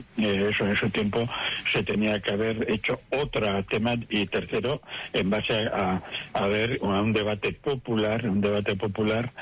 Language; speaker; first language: Spanish; native; Spanish